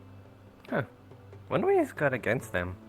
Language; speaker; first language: English; native; English